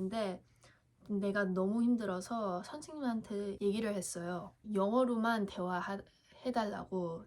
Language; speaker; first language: Korean; early bilingual, heritage; English